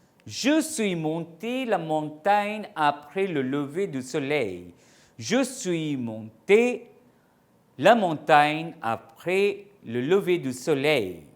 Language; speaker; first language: French; non-native, fluent; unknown